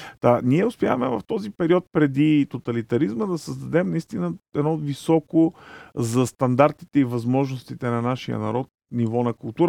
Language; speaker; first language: Bulgarian; native; Bulgarian